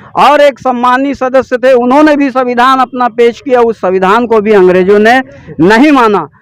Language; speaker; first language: Hindi; native; Hindi